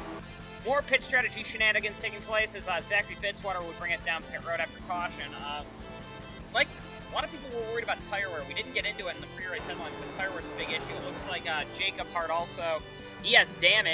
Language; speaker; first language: English; native; English